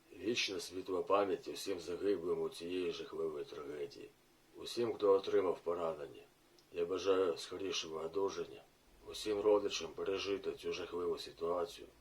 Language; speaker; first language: Ukrainian; non-native, local second language; Russian